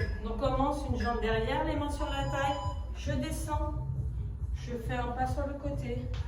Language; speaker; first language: French; native; French